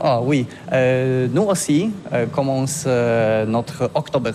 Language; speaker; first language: French; non-native, learner; Polish